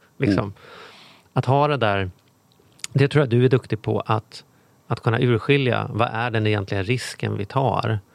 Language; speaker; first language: Swedish; native; Swedish